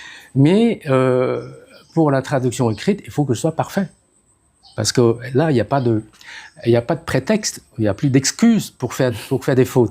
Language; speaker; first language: French; non-native, fluent; Khmer